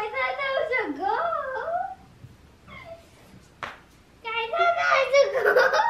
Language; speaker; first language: English; native; English